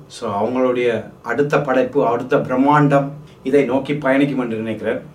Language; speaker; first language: Tamil; early bilingual, heritage; Tamil